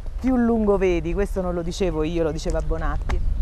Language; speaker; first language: Italian; native; Italian